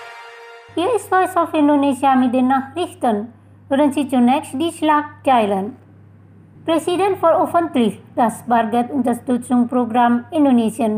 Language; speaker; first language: German; non-native, fluent; Indonesian